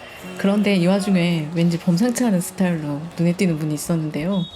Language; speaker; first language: Korean; native; Korean